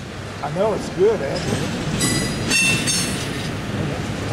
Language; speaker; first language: English; native; English